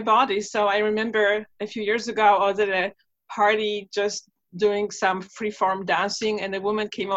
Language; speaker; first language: English; non-native, fluent; Polish